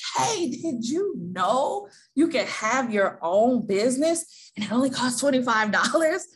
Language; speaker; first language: English; native; English